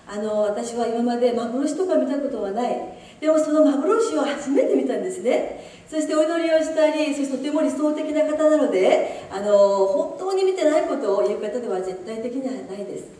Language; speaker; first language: Japanese; early bilingual, other home language; Korean